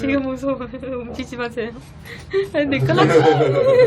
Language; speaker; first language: Korean; non-native, learner; Vietnamese